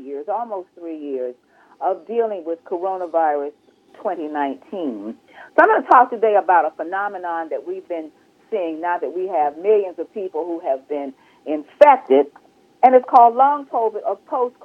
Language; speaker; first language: English; native; English